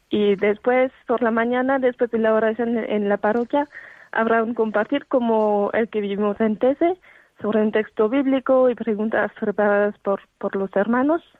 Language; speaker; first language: Spanish; non-native, fluent; French